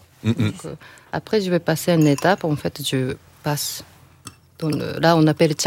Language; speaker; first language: French; non-native, learner; Japanese